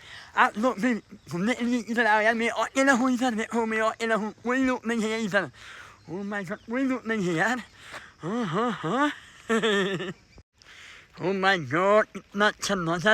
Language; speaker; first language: Hindi; non-native, fluent; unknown